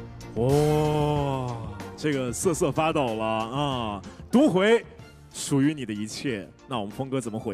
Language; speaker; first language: Chinese; native; Chinese